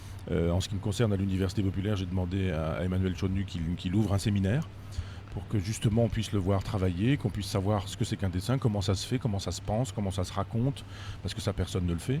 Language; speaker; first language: French; native; French